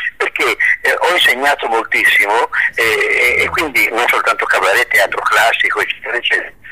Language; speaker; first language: Italian; native; Italian